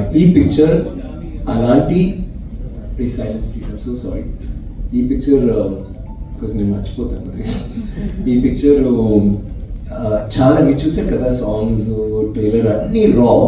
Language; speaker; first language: Telugu; non-native, learner; Tamil